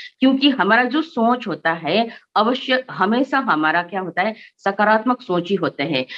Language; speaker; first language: Hindi; non-native, local second language; Nepali